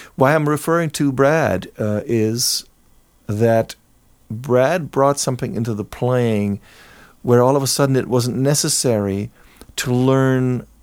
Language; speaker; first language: English; non-native, fluent; German